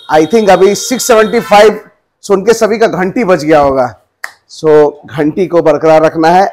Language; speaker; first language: Hindi; native; Hindi